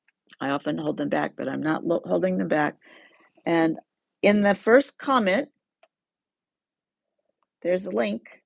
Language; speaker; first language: English; native; English